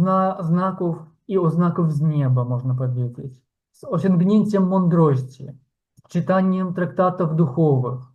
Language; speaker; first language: Polish; non-native, fluent; Ukrainian